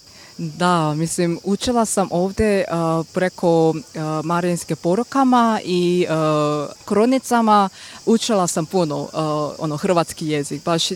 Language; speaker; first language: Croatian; non-native, learner; Korean